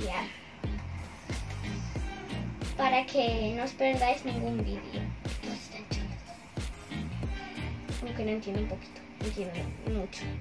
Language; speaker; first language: Spanish; early bilingual, heritage; Spanish